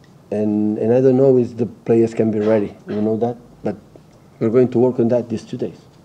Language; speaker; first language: English; non-native, fluent; Catalan